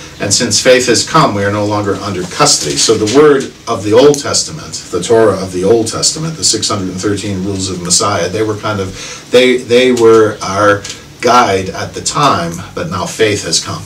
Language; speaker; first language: English; native; English